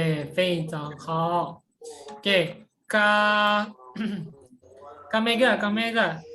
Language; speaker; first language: Chinese; non-native, fluent; Indonesian